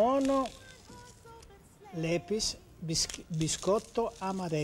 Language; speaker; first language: Greek; non-native, learner; Italian